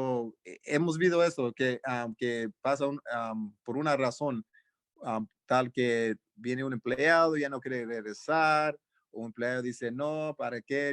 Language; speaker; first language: Spanish; early bilingual, heritage; Spanish